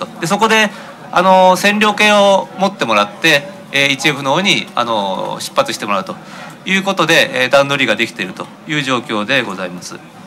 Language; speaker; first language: Japanese; native; Japanese